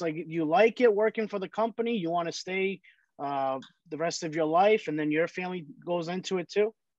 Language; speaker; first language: English; early bilingual, other home language; Portuguese